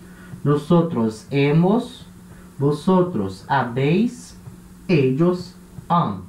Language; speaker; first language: Spanish; non-native, fluent; Portuguese